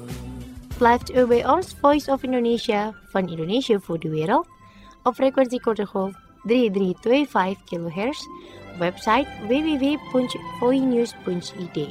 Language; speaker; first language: Dutch; non-native, fluent; Indonesian